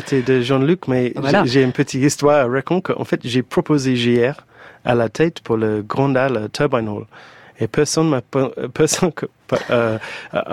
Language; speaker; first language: French; non-native, fluent; English